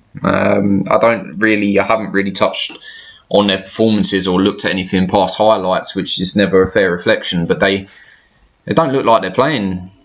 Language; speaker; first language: English; native; English